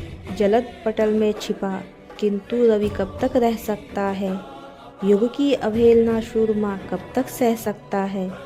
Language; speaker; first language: Hindi; native; Hindi